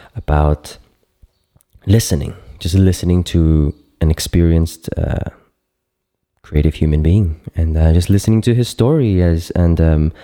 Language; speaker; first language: English; non-native, fluent; Greek